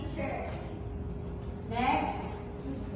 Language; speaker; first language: English; non-native, local second language; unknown